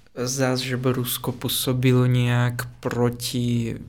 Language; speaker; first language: Czech; non-native, fluent; Russian